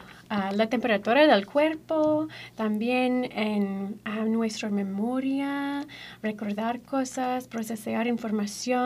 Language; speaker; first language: Spanish; non-native, fluent; English